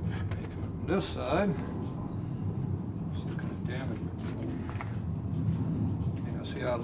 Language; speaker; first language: English; native; English